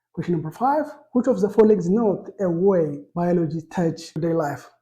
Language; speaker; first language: English; non-native, local second language; Amharic